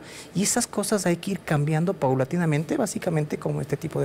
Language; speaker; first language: Spanish; native; Spanish